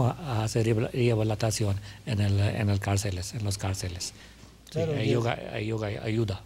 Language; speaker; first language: Spanish; non-native, learner; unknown